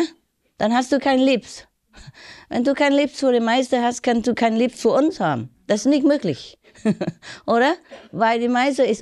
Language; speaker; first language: German; non-native, learner; Vietnamese